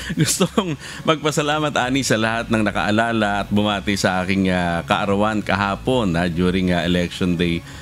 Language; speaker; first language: Filipino; native; Filipino